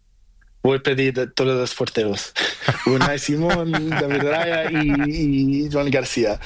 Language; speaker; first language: Spanish; non-native, learner; Portuguese